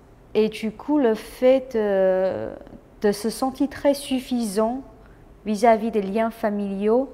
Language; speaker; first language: French; non-native, fluent; Chinese